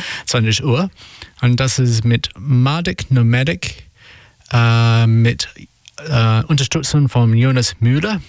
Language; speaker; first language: German; non-native, learner; English